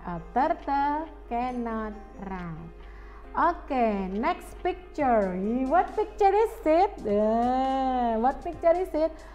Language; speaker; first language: English; non-native, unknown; Indonesian